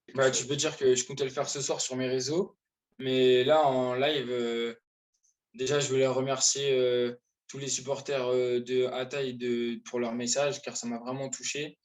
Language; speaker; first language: French; native; French